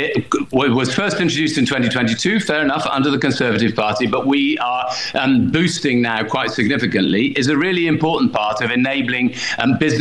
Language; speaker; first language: English; native; English